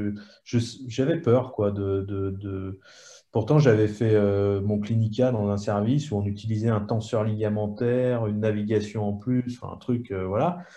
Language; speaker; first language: French; native; French